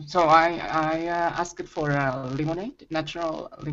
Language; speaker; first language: English; non-native, learner; Spanish